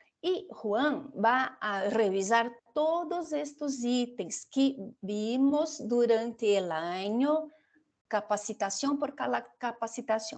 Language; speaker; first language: Spanish; non-native, fluent; Portuguese